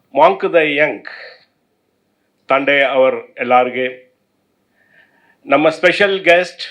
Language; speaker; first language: Kannada; non-native, learner; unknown